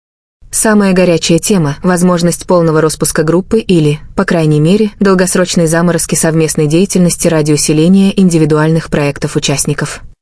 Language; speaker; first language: Russian; native; Russian